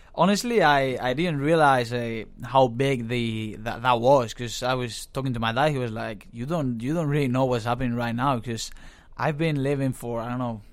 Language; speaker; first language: English; non-native, fluent; Spanish